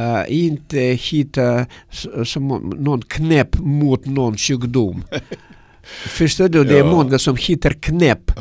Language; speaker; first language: Swedish; non-native, learner; Russian